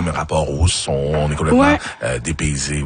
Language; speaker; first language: French; native; French